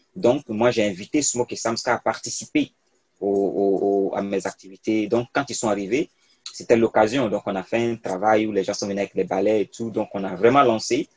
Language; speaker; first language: French; non-native, local second language; Mossi